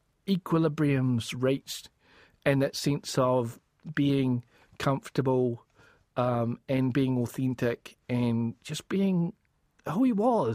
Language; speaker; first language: English; native; English